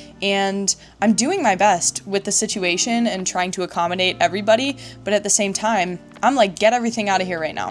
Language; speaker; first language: English; native; English